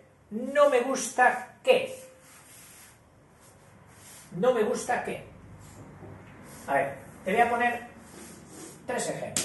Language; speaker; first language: Spanish; native; Spanish